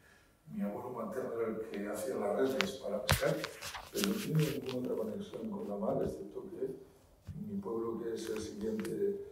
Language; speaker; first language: Spanish; native; Spanish